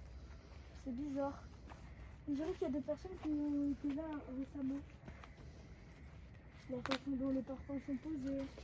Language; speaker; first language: French; native; French